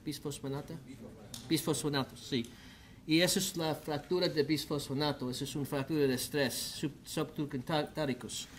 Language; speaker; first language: Spanish; non-native, learner; English